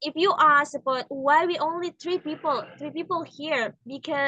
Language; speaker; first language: English; non-native, learner; Indonesian